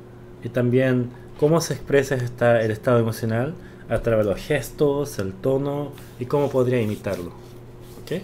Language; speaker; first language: Spanish; non-native, fluent; Korean